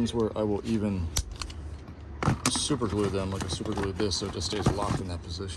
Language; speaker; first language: English; native; English